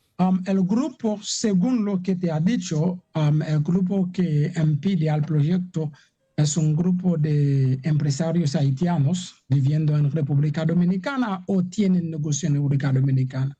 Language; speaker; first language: Spanish; non-native, fluent; Haitian Creole